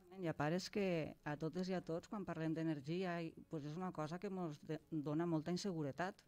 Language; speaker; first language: Catalan; native; Catalan